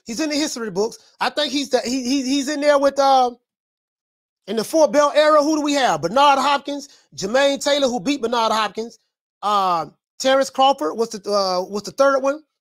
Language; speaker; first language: English; native; English